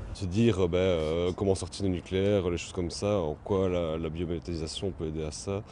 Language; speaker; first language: French; native; French